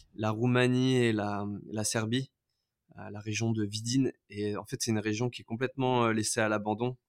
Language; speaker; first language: French; native; French